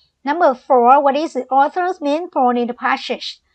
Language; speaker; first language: English; non-native, fluent; Vietnamese